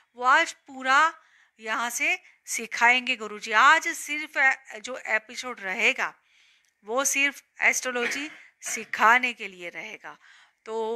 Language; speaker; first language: Hindi; non-native, local second language; Gujarati